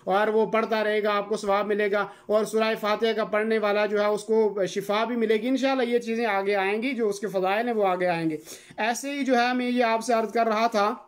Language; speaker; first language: Urdu; non-native, local second language; Gujari